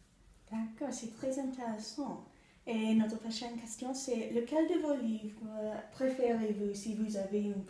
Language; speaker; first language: French; non-native, learner; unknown